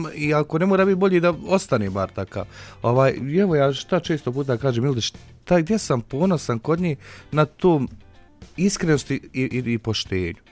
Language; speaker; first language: Bosnian; native; Bosnian